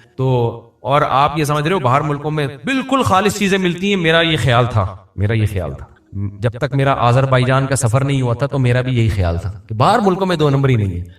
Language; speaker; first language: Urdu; native; Urdu